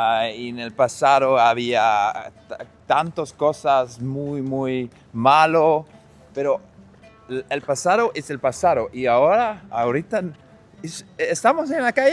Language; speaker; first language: Spanish; non-native, learner; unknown